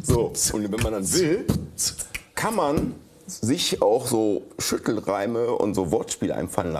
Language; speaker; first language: German; native; German